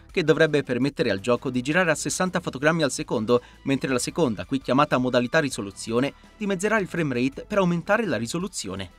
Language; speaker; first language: Italian; native; Italian